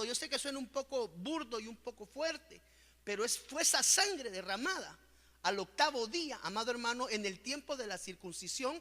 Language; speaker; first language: Spanish; native; Spanish